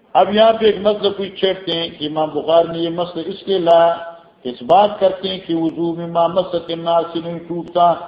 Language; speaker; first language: Urdu; non-native, local second language; Northern Hindko